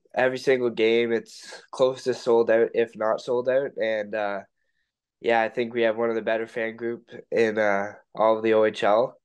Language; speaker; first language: English; native; English